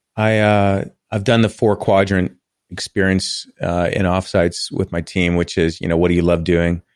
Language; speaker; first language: English; native; English